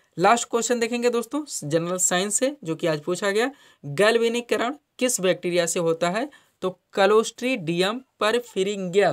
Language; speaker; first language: Hindi; native; Hindi